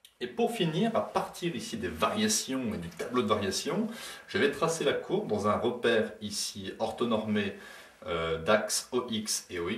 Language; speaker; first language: French; native; French